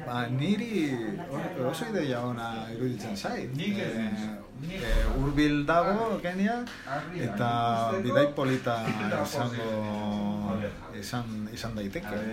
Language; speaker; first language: Basque; non-native, learner; Spanish